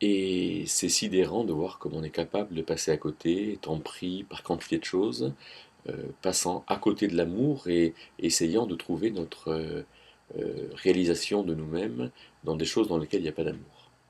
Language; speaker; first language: French; native; French